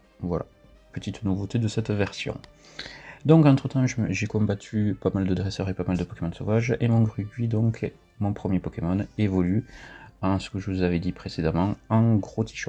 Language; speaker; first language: French; native; French